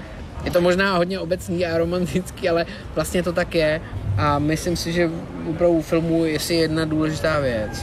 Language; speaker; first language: Czech; native; Czech